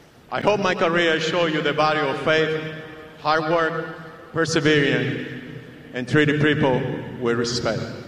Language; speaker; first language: English; non-native, fluent; Spanish